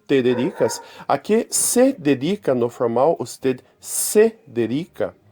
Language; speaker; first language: Spanish; non-native, fluent; Portuguese